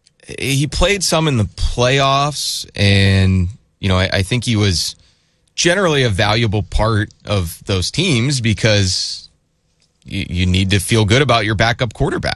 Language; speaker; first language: English; native; English